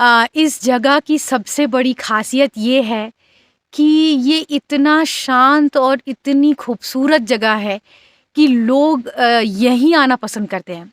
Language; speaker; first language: Hindi; native; Hindi